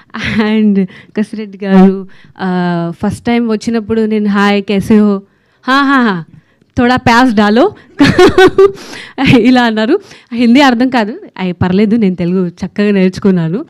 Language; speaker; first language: Telugu; non-native, learner; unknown